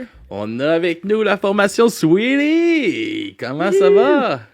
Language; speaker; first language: French; native; French